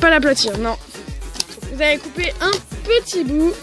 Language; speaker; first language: French; native; French